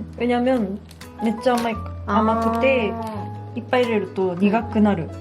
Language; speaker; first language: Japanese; non-native, fluent; Korean